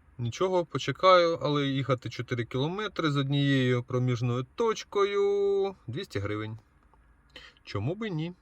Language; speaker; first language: Ukrainian; non-native, local second language; Russian